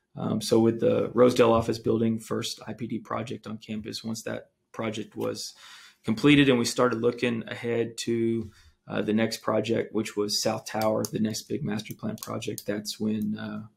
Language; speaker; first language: English; native; English